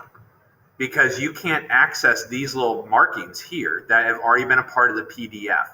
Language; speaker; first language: English; native; English